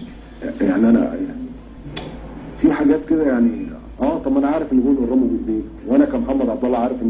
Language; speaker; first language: Arabic; native; Arabic